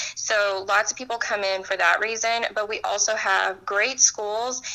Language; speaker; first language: English; native; English